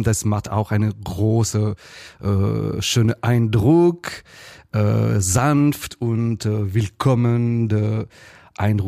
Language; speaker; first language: German; non-native, fluent; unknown